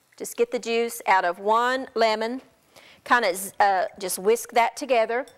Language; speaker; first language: English; native; English